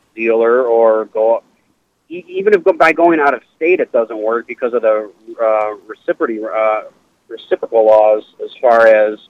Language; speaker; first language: English; native; English